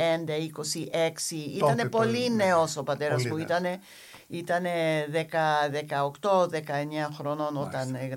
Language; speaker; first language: Greek; non-native, learner; English